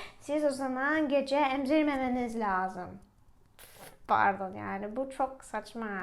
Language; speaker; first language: Turkish; non-native, fluent; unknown